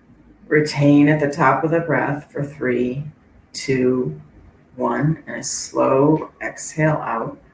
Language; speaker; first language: English; native; English